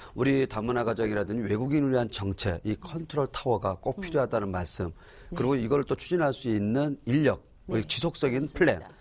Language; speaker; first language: Korean; native; Korean